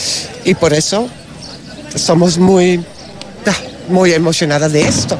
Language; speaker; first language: Spanish; non-native, learner; Dutch